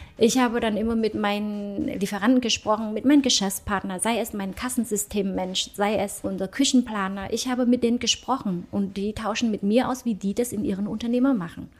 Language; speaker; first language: German; early bilingual, other home language; Vietnamese